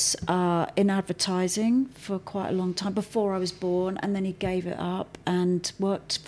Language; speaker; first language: English; native; English